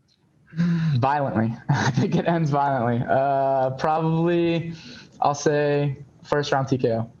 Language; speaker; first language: English; native; English